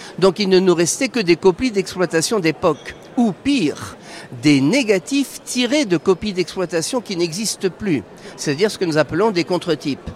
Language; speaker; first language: French; native; French